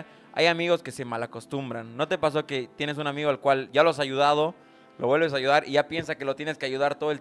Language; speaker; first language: Spanish; native; Spanish